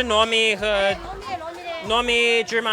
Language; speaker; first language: Chinese; non-native, fluent; English